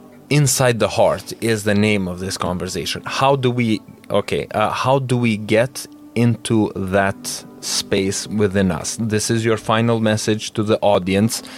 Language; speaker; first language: English; non-native, fluent; Albanian